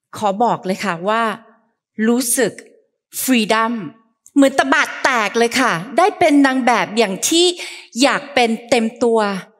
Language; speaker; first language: Thai; early bilingual, heritage; Thai